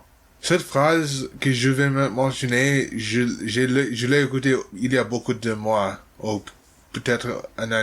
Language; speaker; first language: French; non-native, learner; English